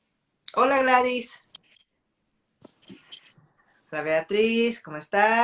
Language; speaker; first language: Spanish; non-native, fluent; Korean